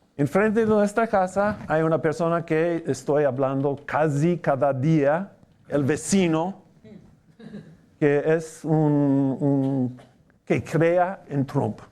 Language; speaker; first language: Spanish; non-native, fluent; English